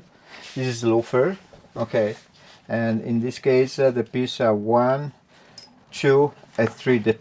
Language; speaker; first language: English; non-native, learner; Italian